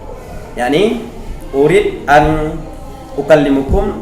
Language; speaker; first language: Arabic; non-native, fluent; Indonesian